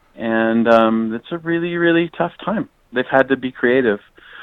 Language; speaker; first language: English; native; English